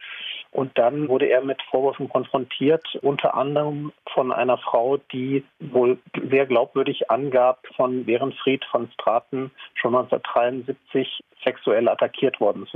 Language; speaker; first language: German; native; German